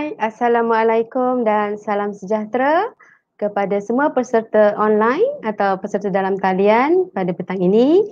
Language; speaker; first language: Malay; native; Malay